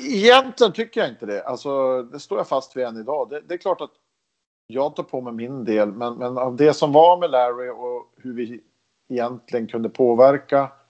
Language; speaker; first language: Swedish; native; Swedish